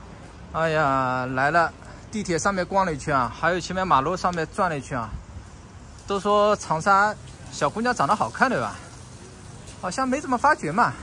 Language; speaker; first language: Chinese; non-native, local second language; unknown